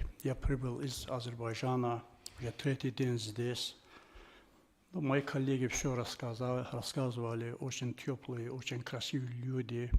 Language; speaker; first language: Russian; non-native, fluent; Azerbaijani